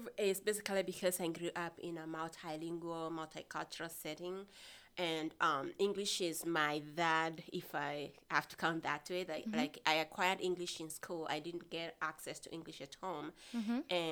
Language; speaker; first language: English; non-native, local second language; Meru